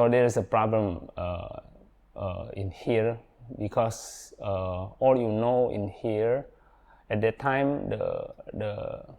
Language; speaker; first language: English; non-native, learner; Indonesian